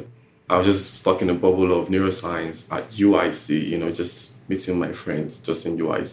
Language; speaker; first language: English; non-native, local second language; Yoruba